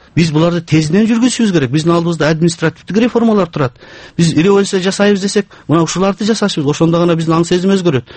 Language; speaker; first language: Kyrgyz; native; Kyrgyz